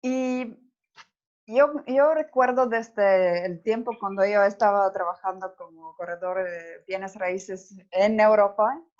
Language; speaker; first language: Spanish; non-native, fluent; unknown